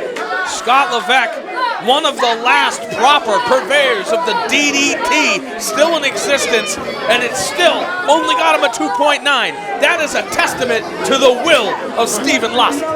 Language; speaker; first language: English; native; English